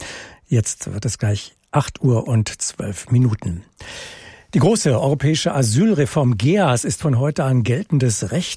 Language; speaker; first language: German; native; German